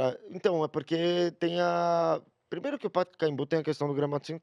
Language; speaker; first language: Portuguese; native; Portuguese